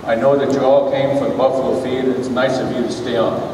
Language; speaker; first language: English; native; English